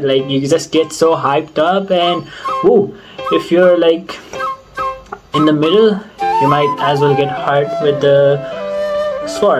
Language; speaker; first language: English; non-native, local second language; Nepali